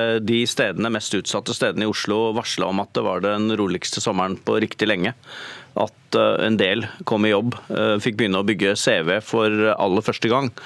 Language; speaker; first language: Norwegian; native; Norwegian